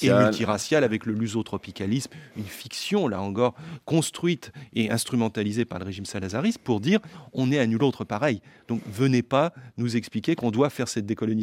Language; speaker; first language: French; native; French